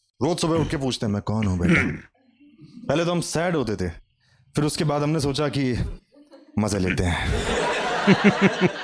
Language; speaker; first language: Hindi; native; Hindi